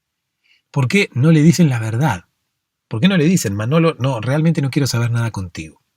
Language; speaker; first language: Spanish; native; Spanish